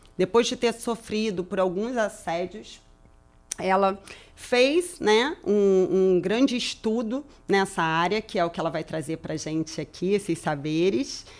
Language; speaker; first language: Portuguese; native; Portuguese